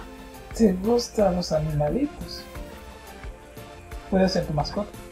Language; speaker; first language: Spanish; non-native, fluent; Haitian Creole